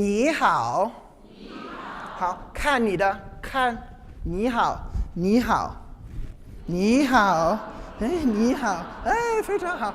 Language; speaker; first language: Chinese; non-native, fluent; English